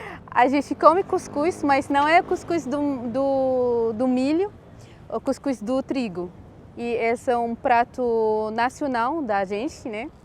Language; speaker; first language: Portuguese; non-native, fluent; Arabic